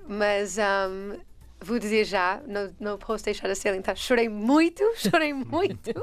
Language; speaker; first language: Portuguese; non-native, fluent; English